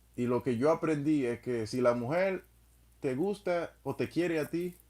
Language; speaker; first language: Spanish; non-native, fluent; English